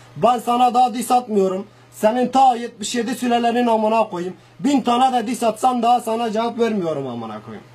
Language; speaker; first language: Turkish; non-native, local second language; Zaza